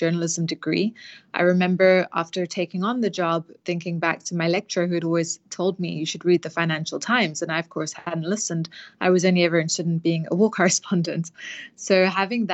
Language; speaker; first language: English; native; English